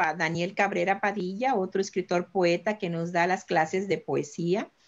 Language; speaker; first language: Spanish; native; Spanish